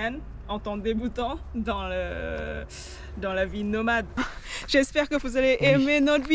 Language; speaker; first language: French; non-native, learner; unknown